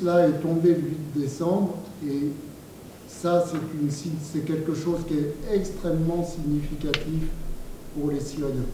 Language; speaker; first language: French; native; French